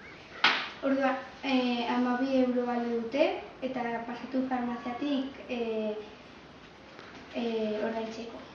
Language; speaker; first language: Basque; non-native, local second language; Spanish